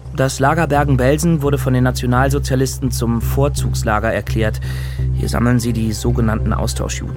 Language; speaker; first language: German; native; German